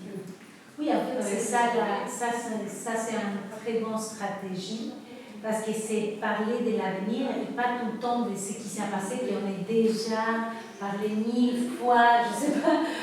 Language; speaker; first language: French; non-native, fluent; Spanish